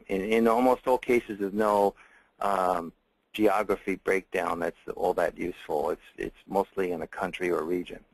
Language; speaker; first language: English; native; English